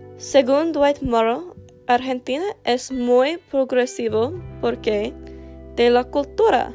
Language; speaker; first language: Spanish; non-native, learner; English